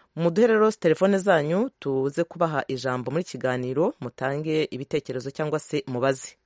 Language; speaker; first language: Kinyarwanda; native; Kinyarwanda